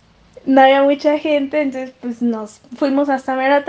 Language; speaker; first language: Spanish; native; Spanish